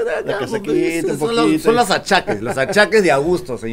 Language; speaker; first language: Spanish; native; Spanish